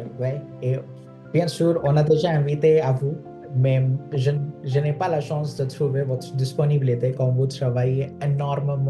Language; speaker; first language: French; non-native, fluent; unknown